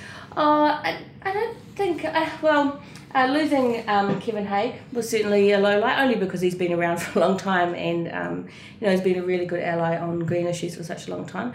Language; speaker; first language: English; native; English